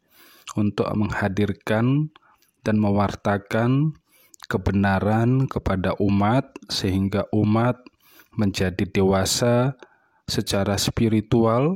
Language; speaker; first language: Indonesian; native; Indonesian